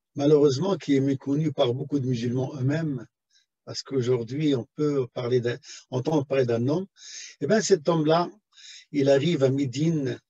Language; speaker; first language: French; non-native, local second language; Arabic